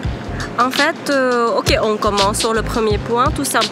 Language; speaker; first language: French; non-native, fluent; Thai